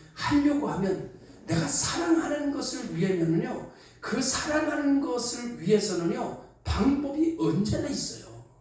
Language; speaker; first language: Korean; native; Korean